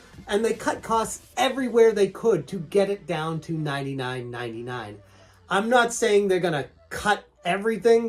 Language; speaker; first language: English; native; English